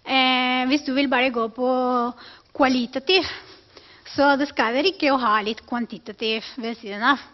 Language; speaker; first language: Norwegian; non-native, fluent; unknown